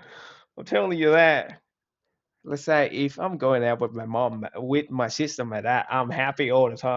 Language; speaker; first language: English; non-native, fluent; Vietnamese